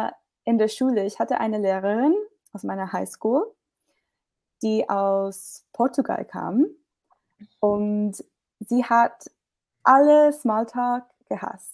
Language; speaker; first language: German; non-native, fluent; English